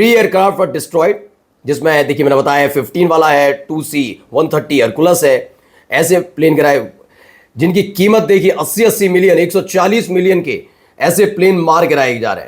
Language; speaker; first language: Hindi; native; Hindi